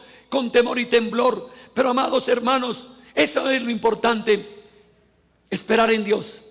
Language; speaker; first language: Spanish; native; Spanish